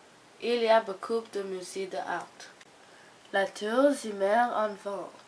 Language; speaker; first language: French; non-native, learner; English